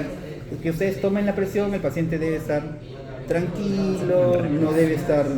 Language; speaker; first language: Spanish; native; Spanish